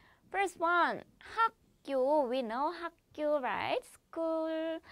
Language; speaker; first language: English; non-native, fluent; Korean